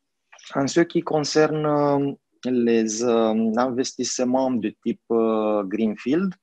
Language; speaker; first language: French; non-native, fluent; Romanian